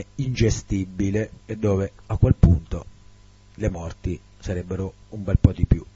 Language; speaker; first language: Italian; native; Italian